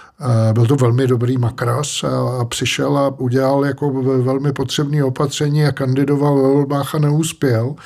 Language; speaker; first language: Czech; native; Czech